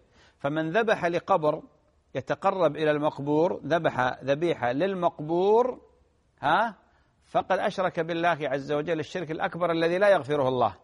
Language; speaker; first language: Arabic; native; Arabic